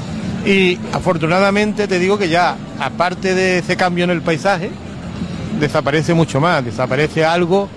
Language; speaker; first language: Spanish; native; Spanish